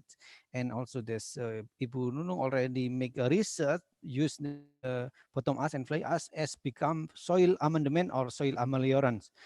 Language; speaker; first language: English; non-native, learner; Indonesian